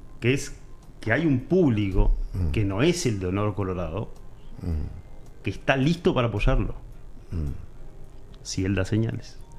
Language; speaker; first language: Spanish; native; Spanish